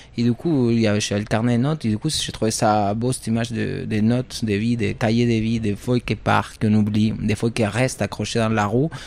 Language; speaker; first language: French; non-native, fluent; Spanish